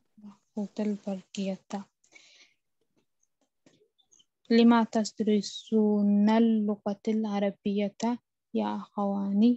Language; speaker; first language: Arabic; non-native, learner; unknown